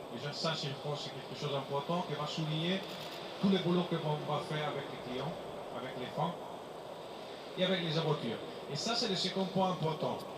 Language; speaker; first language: French; non-native, fluent; Italian